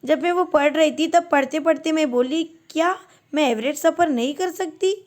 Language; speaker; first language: Hindi; non-native, local second language; Marathi